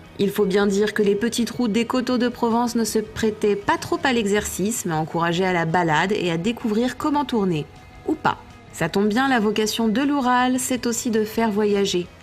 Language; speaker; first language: French; native; French